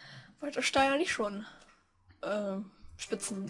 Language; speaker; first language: German; native; German